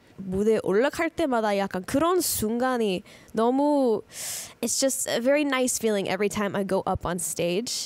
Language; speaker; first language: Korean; early bilingual, heritage; English